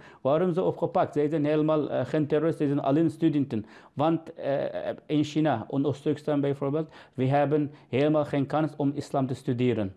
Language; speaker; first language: Dutch; non-native, learner; Uyghur